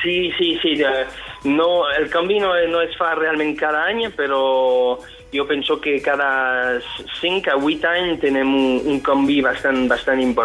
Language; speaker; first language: Catalan; non-native, fluent; French